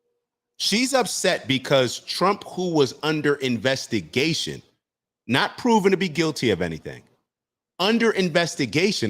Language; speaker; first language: English; native; English